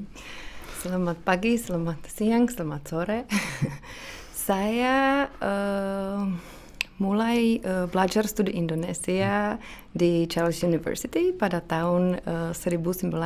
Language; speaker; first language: Indonesian; non-native, fluent; Czech